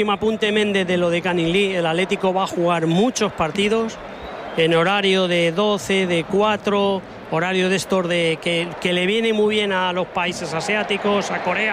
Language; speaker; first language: Spanish; native; Spanish